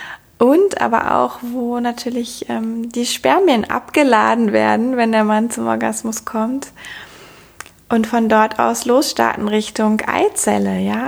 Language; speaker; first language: German; native; German